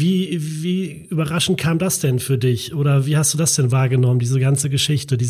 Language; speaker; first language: German; native; German